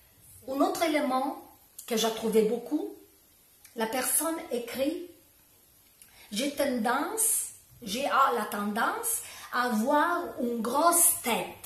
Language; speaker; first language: French; non-native, learner; Italian